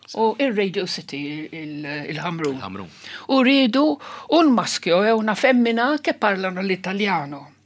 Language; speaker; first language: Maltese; non-native, local second language; Italian